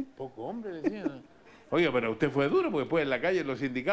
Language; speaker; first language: Spanish; native; Spanish